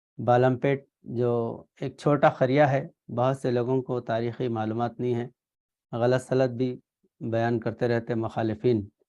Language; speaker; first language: Urdu; native; Urdu